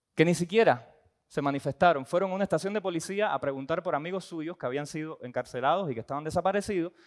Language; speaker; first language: Spanish; native; Spanish